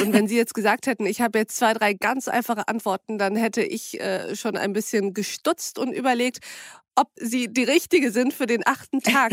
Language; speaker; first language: German; native; German